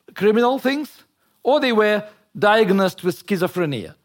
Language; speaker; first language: English; non-native, fluent; Russian